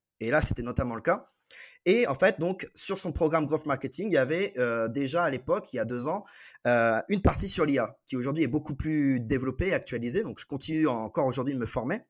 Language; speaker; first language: French; native; French